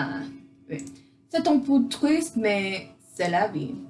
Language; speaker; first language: French; non-native, learner; English